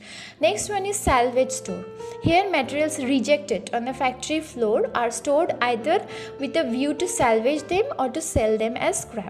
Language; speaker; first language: English; non-native, local second language; Bangla